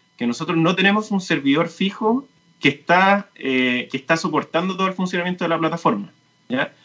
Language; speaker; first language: Spanish; native; Spanish